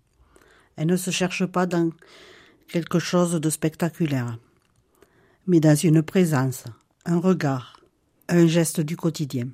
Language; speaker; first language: French; native; French